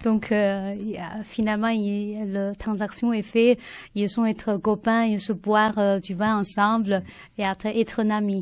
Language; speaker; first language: French; non-native, learner; Chinese